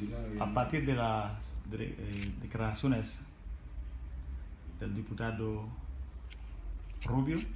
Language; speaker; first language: Spanish; non-native, learner; Haitian Creole